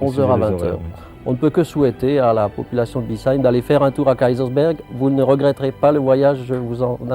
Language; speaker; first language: French; native; French